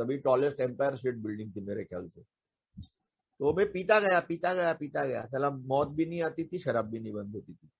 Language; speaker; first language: Hindi; non-native, local second language; Marathi